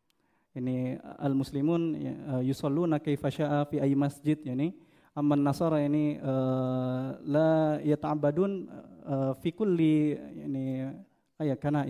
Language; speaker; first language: Arabic; non-native, learner; Indonesian